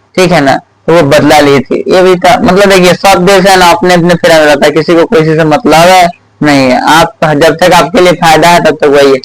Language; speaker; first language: Hindi; native; Hindi